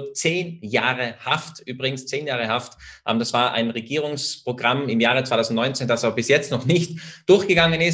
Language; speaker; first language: German; native; German